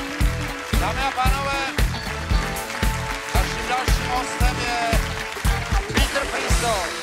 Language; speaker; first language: Czech; native; Czech